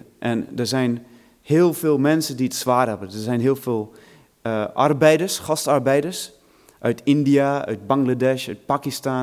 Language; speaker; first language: Dutch; non-native, fluent; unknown